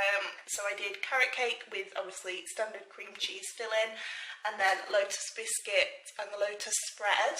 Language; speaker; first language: English; native; English